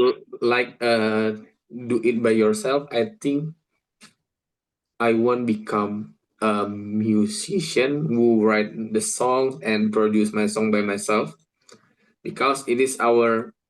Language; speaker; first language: English; non-native, learner; Indonesian